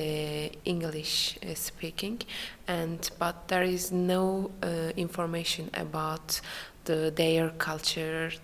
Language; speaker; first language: English; non-native, learner; Turkish